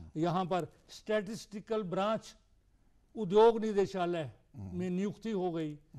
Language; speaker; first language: Hindi; non-native, local second language; Punjabi